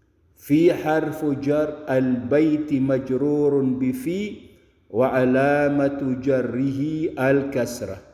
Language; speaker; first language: Arabic; non-native, fluent; Filipino